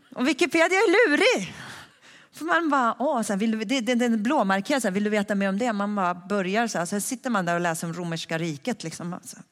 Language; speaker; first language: Swedish; early bilingual, other home language; Persian